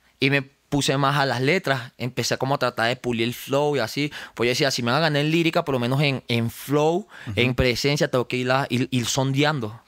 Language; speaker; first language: Spanish; native; Spanish